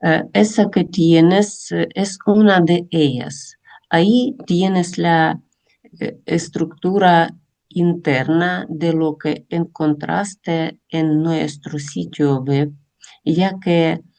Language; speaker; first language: Spanish; non-native, learner; Russian